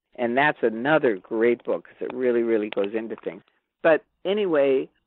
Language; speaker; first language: English; native; English